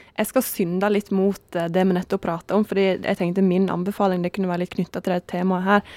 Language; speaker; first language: Norwegian; native; Norwegian